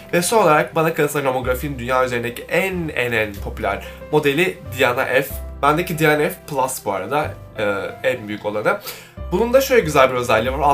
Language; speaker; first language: Turkish; native; Turkish